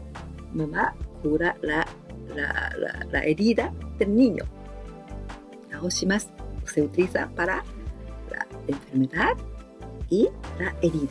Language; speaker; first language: Spanish; non-native, fluent; Japanese